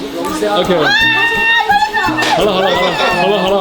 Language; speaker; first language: Chinese; native; Chinese